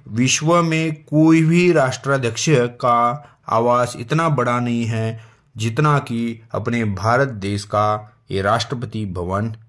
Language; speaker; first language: Hindi; non-native, local second language; Marathi